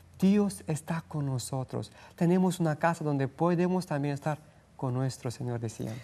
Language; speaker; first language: Spanish; non-native, fluent; Romanian